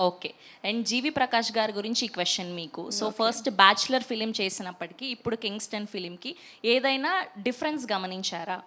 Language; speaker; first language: Telugu; native; Telugu